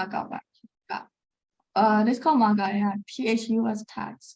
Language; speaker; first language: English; non-native, learner; Burmese